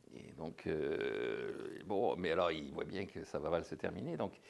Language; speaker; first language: French; native; French